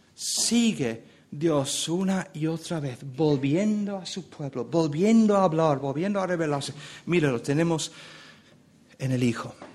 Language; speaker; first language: Spanish; non-native, fluent; English